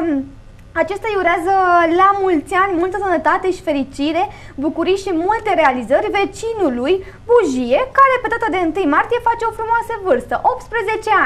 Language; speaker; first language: Romanian; native; Romanian